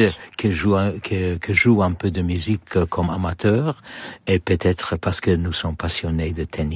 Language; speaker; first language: French; non-native, learner; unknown